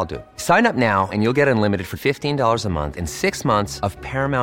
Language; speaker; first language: English; non-native, fluent; Greek